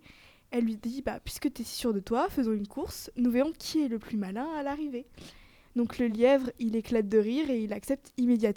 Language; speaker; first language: French; native; French